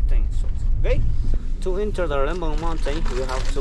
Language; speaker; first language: English; non-native, learner; Spanish